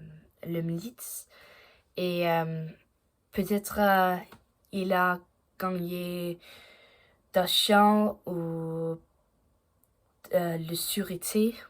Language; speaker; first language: French; non-native, learner; Danish